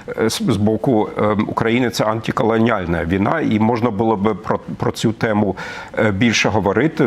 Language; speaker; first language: Ukrainian; non-native, fluent; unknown